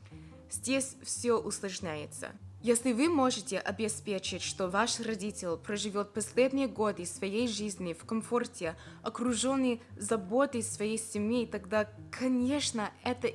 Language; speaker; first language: Russian; non-native, fluent; English